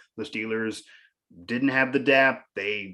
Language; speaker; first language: English; native; English